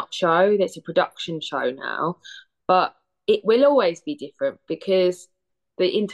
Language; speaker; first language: English; native; English